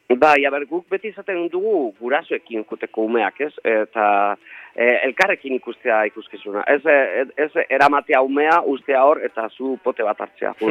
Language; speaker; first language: Basque; non-native, local second language; Spanish